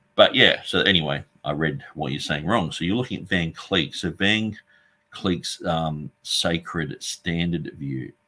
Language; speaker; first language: English; native; English